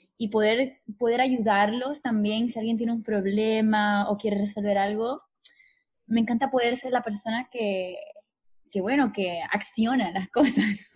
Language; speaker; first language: Spanish; native; Spanish